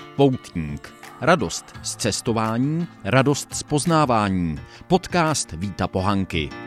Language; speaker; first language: Czech; native; Czech